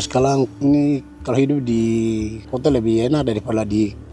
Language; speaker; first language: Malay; non-native, local second language; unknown